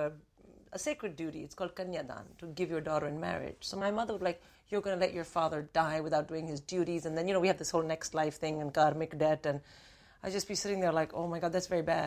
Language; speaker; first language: English; non-native, local second language; Hindi